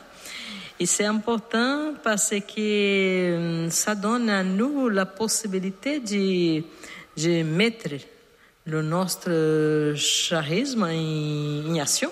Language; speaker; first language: French; non-native, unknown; Portuguese